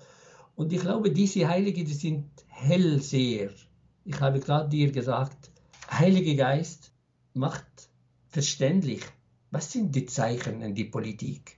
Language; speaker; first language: German; non-native, fluent; Arabic